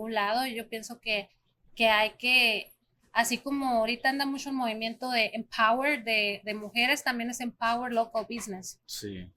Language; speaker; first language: Spanish; native; Spanish